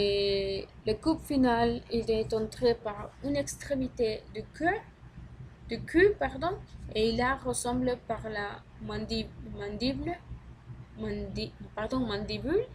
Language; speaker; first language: French; non-native, learner; Spanish